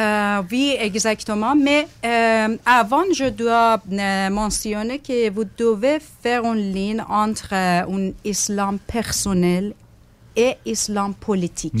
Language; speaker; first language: French; non-native, fluent; Persian